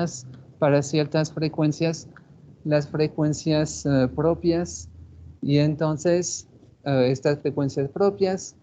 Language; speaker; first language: Spanish; non-native, fluent; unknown